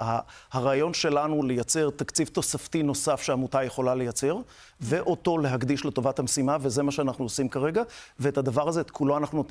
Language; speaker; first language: Hebrew; native; Hebrew